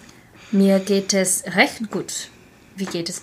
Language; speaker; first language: German; non-native, learner; English